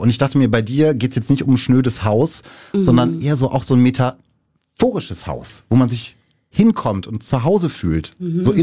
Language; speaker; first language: German; native; German